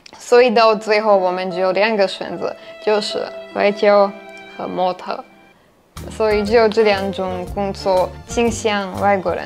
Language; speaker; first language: Chinese; non-native, fluent; Slovak